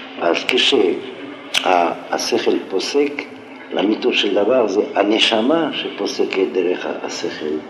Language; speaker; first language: Hebrew; non-native, fluent; French